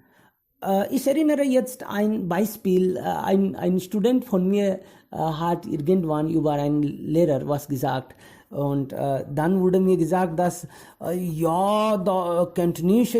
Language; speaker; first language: German; non-native, fluent; Hindi